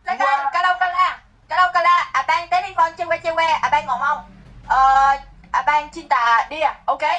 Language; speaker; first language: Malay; non-native, learner; Vietnamese